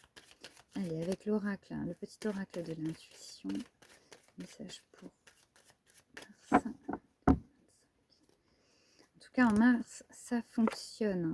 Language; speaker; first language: French; native; French